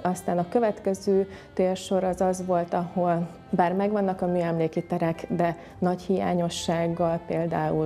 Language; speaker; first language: Hungarian; native; Hungarian